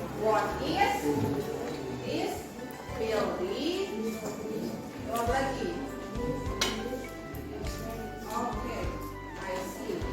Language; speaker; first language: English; non-native, learner; Indonesian